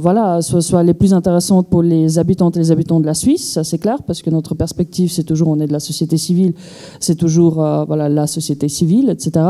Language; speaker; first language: French; native; French